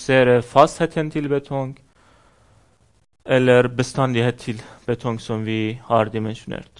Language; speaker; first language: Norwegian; non-native, fluent; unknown